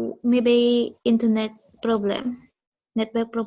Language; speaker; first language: English; non-native, learner; Khmer